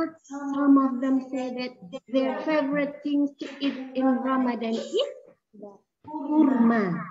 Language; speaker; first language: English; non-native, learner; Indonesian